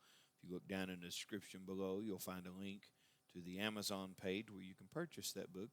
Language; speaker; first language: English; native; English